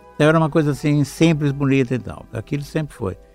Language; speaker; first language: Portuguese; native; Portuguese